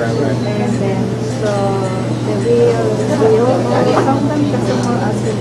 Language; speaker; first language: English; non-native, learner; Indonesian